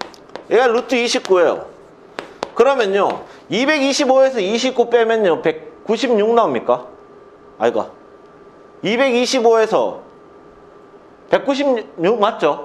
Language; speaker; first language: Korean; native; Korean